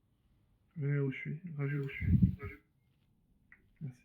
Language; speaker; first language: French; native; French